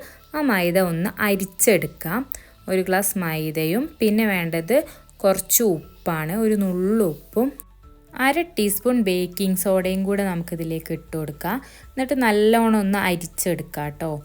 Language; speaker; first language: Malayalam; native; Malayalam